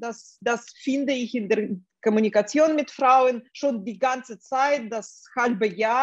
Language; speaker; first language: German; non-native, fluent; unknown